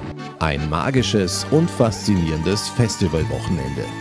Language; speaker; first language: German; native; German